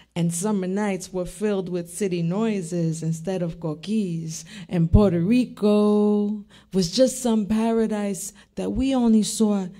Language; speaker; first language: English; early bilingual, other home language; Spanish